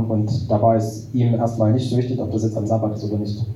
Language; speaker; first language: German; native; German